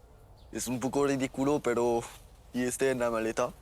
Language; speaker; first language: Spanish; non-native, learner; French